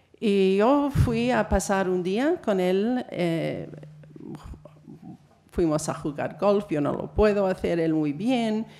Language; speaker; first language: Spanish; non-native, fluent; English